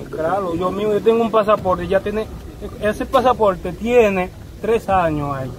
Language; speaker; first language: Spanish; non-native, learner; Haitian Creole